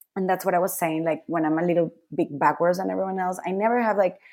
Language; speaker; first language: English; non-native, fluent; Spanish